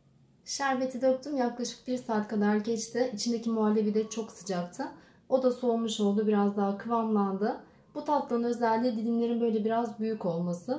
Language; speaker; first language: Turkish; native; Turkish